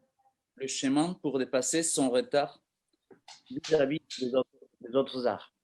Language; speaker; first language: French; non-native, fluent; Spanish